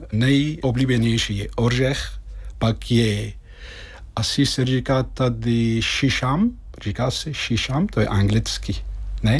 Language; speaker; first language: Czech; non-native, fluent; Arabic